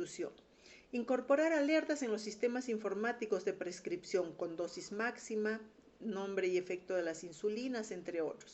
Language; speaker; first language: Spanish; native; Spanish